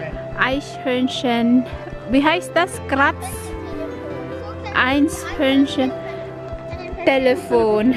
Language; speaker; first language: German; non-native, learner; Filipino